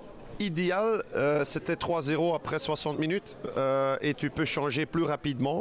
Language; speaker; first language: French; non-native, fluent; Dutch